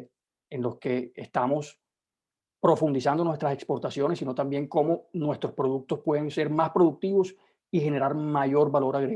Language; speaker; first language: Spanish; native; Spanish